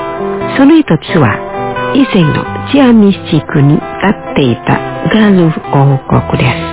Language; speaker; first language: Japanese; non-native, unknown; Indonesian